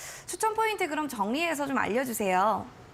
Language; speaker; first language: Korean; native; Korean